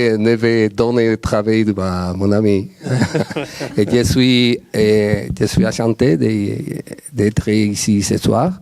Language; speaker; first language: French; non-native, learner; Spanish